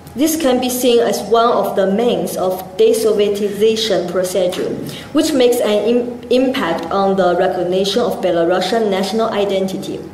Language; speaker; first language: English; non-native, fluent; Chinese